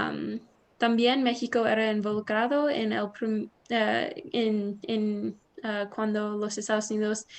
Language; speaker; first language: Spanish; non-native, learner; English